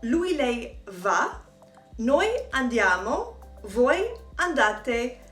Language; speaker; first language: Italian; non-native, learner; English